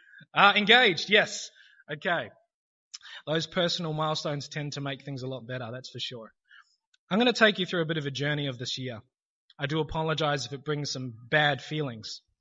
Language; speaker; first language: English; native; English